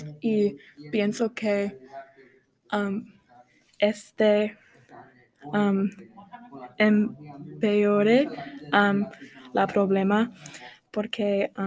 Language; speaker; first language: Spanish; non-native, learner; English